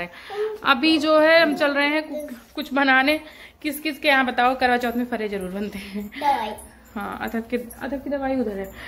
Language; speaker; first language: Hindi; native; Hindi